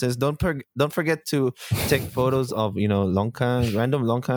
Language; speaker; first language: English; non-native, local second language; Filipino